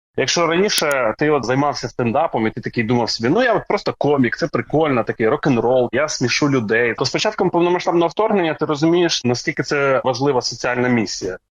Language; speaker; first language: Ukrainian; native; Ukrainian